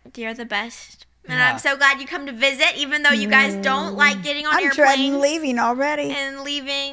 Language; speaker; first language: English; native; English